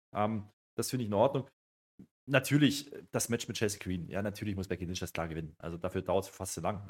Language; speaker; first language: German; native; German